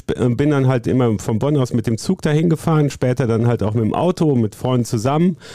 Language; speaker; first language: German; native; German